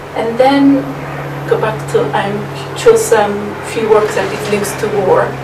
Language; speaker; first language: English; non-native, fluent; Turkish